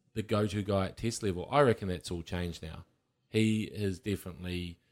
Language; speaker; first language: English; native; English